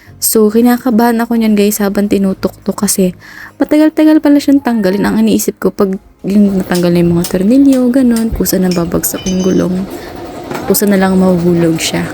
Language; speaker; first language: Filipino; native; Filipino